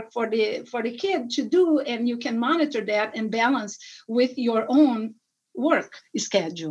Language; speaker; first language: English; non-native, fluent; Portuguese